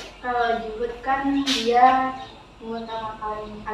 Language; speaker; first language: Indonesian; native; Indonesian